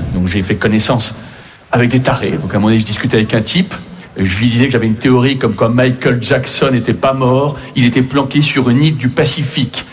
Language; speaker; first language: French; native; French